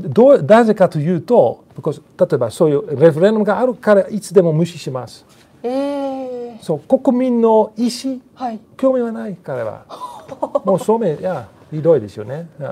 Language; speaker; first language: Japanese; non-native, learner; Dutch